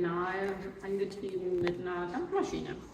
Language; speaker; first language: German; native; German